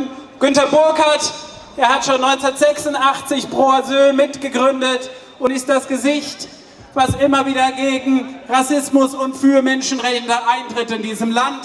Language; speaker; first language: German; native; German